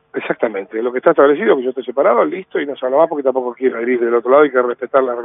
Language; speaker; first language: Spanish; native; Spanish